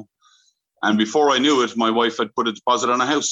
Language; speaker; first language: English; native; English